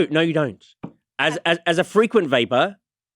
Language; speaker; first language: English; native; English